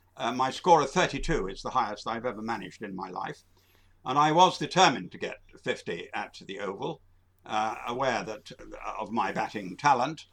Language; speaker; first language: English; native; English